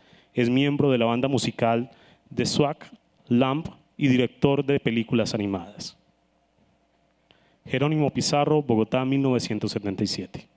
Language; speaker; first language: Spanish; native; Spanish